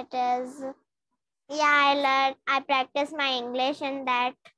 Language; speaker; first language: English; non-native, learner; Hindi